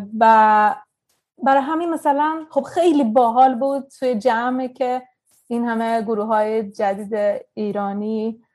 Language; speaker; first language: Persian; early bilingual, heritage; Persian